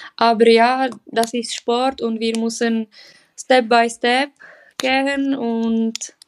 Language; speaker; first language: German; non-native, learner; Czech